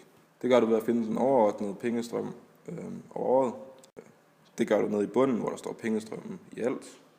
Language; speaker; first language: Danish; native; Danish